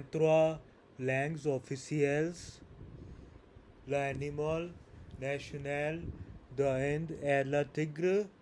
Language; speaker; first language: French; non-native, learner; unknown